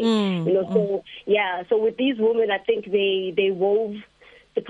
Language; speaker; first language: English; non-native, local second language; Zulu